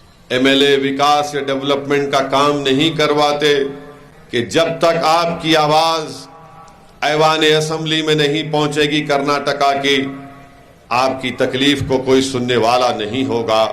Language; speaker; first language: Urdu; native; Urdu